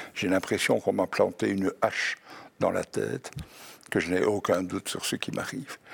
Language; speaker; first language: French; native; French